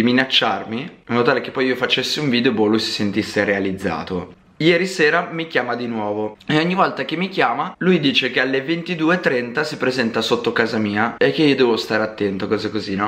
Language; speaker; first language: Italian; native; Italian